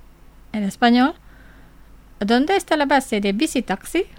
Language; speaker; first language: Spanish; non-native, fluent; Indonesian